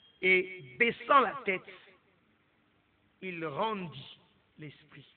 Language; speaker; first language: French; non-native, local second language; Lingala